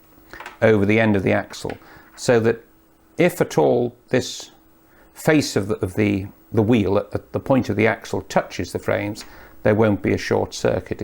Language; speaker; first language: English; native; English